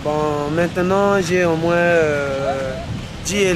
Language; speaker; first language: French; non-native, local second language; Lingala